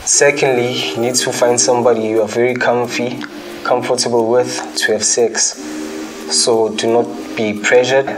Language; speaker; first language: English; non-native, local second language; Zulu